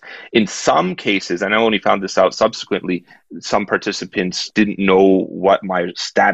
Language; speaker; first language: English; native; English